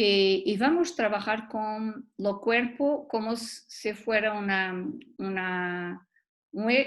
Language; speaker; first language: Spanish; non-native, learner; Portuguese